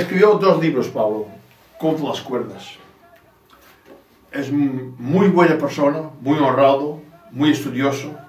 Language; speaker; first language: Spanish; non-native, fluent; English